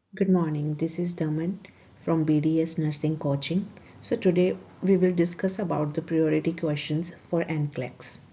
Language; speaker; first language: English; non-native, local second language; Punjabi